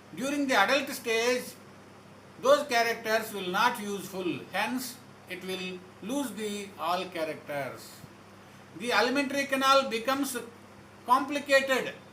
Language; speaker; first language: English; non-native, local second language; Telugu